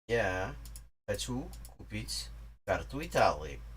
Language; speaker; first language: Russian; non-native, learner; English